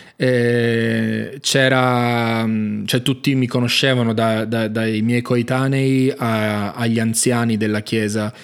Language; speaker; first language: Italian; native; Italian